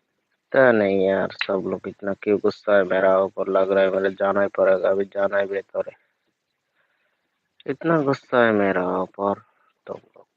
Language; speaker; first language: Hindi; non-native, learner; Bangla